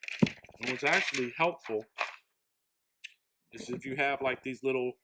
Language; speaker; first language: English; native; English